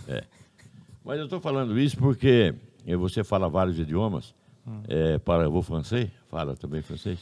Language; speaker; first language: Portuguese; native; Portuguese